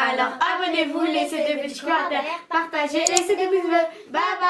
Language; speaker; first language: French; native; French